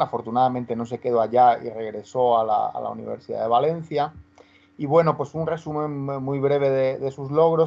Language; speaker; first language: Spanish; native; Spanish